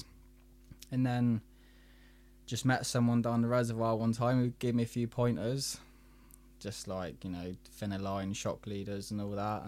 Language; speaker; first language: English; native; English